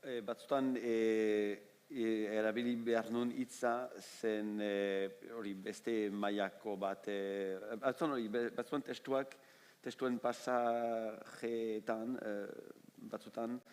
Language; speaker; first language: Basque; non-native, fluent; French